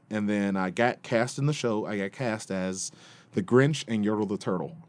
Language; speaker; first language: English; native; English